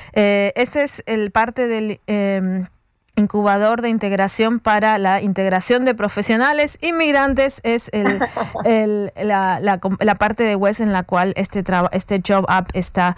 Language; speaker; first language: Spanish; native; Spanish